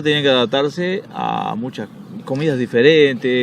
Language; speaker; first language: Spanish; native; Spanish